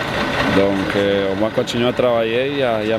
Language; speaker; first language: French; non-native, fluent; Spanish